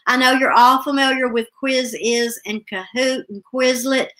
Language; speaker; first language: English; native; English